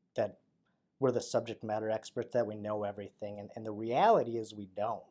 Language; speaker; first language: English; native; English